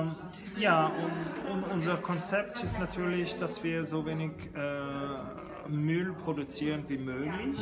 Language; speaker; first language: German; non-native, fluent; French